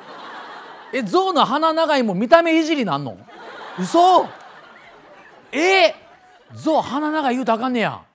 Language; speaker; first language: Japanese; native; Japanese